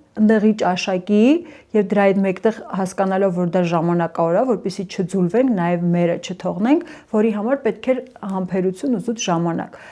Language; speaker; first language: Armenian; early bilingual, heritage; Armenian